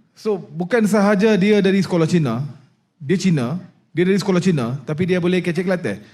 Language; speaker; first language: Malay; non-native, local second language; Punjabi